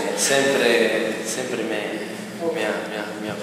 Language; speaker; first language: Italian; non-native, learner; Spanish